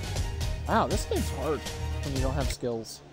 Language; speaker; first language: English; native; English